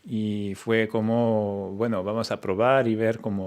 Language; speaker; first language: Spanish; non-native, fluent; French